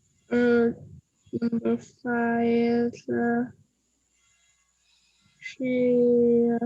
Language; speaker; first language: English; non-native, learner; Vietnamese